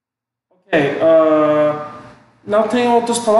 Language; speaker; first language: Portuguese; non-native, learner; English